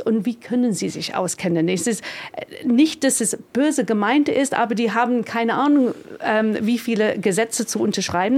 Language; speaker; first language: German; non-native, fluent; English